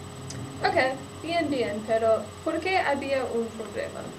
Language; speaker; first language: Spanish; non-native, learner; English